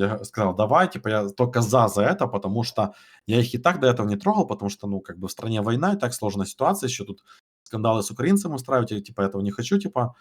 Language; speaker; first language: Russian; native; Russian